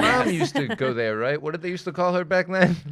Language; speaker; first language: English; native; English